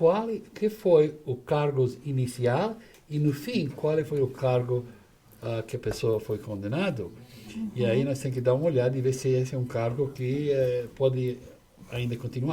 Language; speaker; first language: Portuguese; non-native, fluent; English